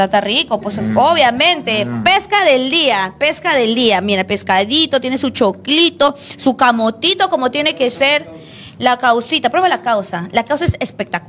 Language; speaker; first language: Spanish; native; Spanish